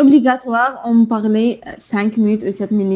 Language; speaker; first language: French; non-native, learner; Arabic